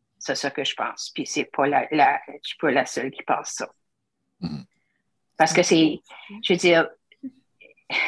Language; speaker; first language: French; native; French